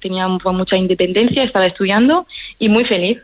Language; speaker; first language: Spanish; early bilingual, heritage; French